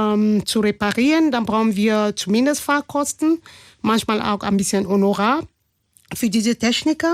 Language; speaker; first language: German; non-native, fluent; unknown